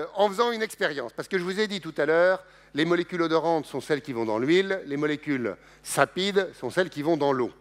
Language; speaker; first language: French; native; French